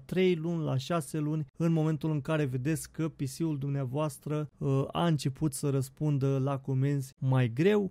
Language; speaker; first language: Romanian; native; Romanian